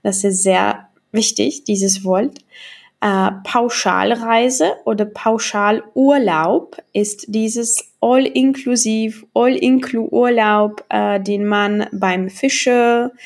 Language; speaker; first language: German; non-native, fluent; Czech